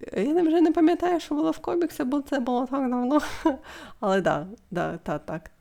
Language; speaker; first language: Ukrainian; non-native, local second language; Russian